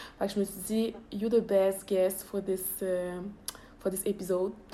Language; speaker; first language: English; non-native, fluent; French